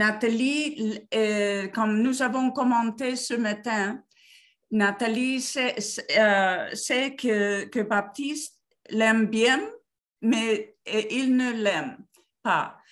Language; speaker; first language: French; non-native, learner; Spanish